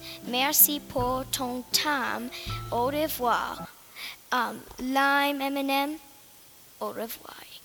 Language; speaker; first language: French; non-native, learner; English